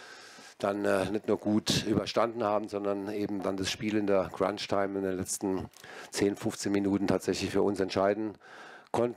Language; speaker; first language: German; native; German